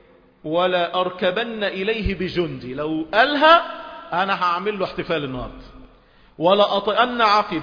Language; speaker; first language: Arabic; native; Arabic